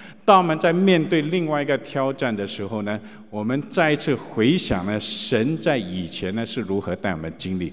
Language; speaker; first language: Chinese; native; Chinese